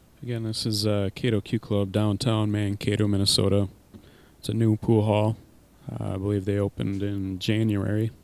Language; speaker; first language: English; native; English